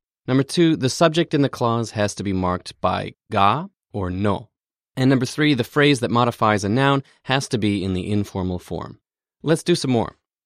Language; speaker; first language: English; native; English